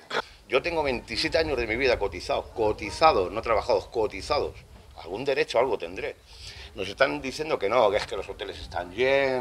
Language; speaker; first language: Spanish; native; Spanish